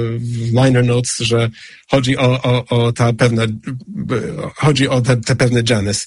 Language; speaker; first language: Polish; non-native, fluent; English